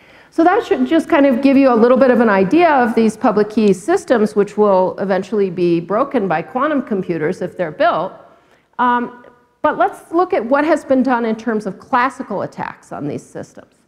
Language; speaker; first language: English; native; English